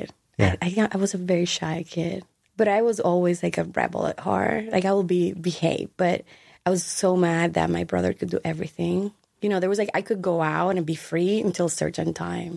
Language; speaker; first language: English; non-native, fluent; Spanish